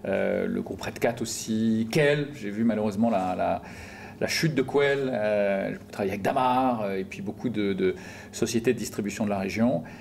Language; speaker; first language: French; native; French